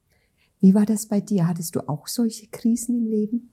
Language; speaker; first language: German; native; German